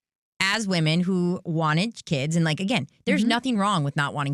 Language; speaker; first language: English; native; English